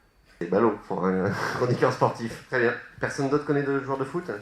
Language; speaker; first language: French; native; French